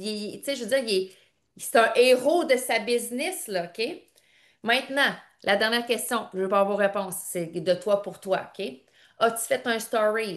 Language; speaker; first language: French; native; French